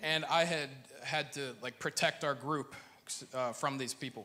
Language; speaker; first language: English; native; English